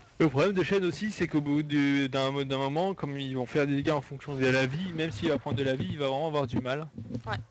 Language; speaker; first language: French; native; French